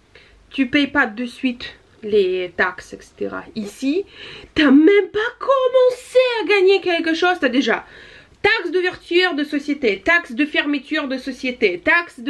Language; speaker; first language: French; non-native, fluent; Russian